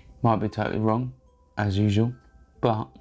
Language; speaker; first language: English; native; English